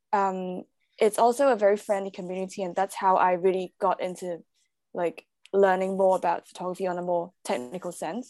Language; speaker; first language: English; non-native, local second language; Cantonese